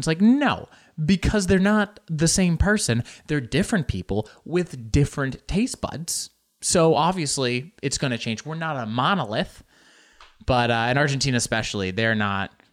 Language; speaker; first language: English; early bilingual, other home language; Spanish